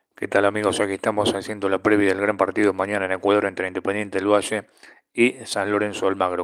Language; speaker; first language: Spanish; native; Spanish